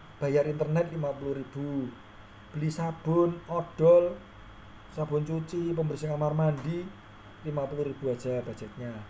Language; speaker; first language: Indonesian; native; Indonesian